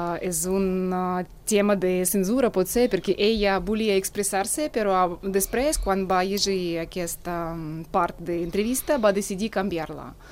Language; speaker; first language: Catalan; non-native, fluent; Russian